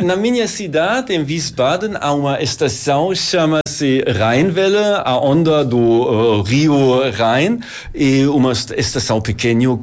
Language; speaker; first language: Portuguese; non-native, learner; German